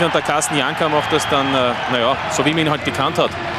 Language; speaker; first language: German; native; German